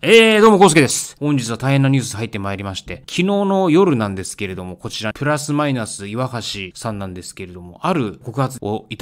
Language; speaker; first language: Japanese; native; Japanese